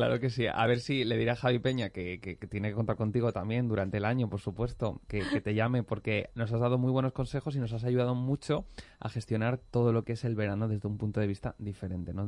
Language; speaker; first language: Spanish; native; Spanish